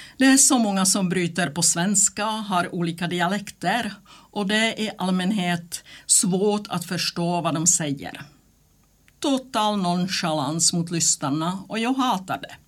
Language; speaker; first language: Swedish; non-native, fluent; Czech